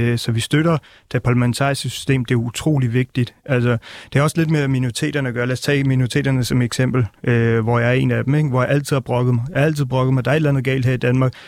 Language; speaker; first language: Danish; early bilingual, other home language; Punjabi